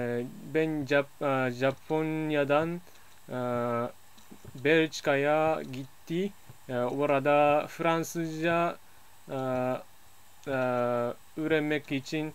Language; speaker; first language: Turkish; non-native, learner; Japanese